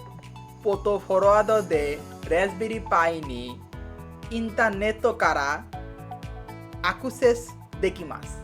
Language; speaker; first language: Japanese; non-native, learner; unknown